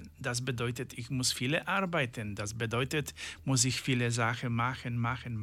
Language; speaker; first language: German; non-native, learner; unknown